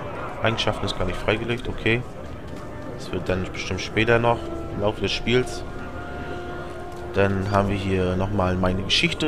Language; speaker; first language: German; native; German